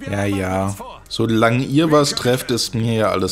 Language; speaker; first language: German; native; German